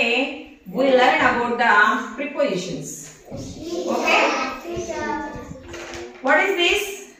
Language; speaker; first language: English; non-native, local second language; Telugu